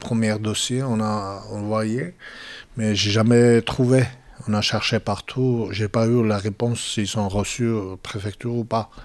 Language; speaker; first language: French; non-native, fluent; Georgian